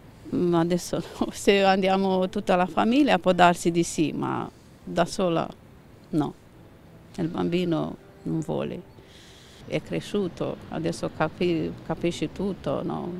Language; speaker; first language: Italian; non-native, learner; Romanian